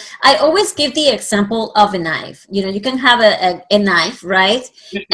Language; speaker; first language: English; non-native, fluent; Spanish